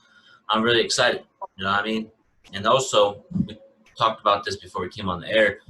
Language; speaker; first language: English; native; English